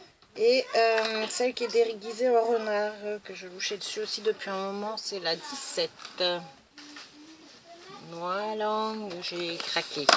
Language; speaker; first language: French; native; French